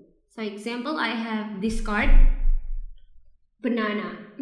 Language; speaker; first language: English; non-native, fluent; Indonesian